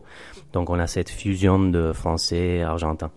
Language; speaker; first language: French; non-native, fluent; Spanish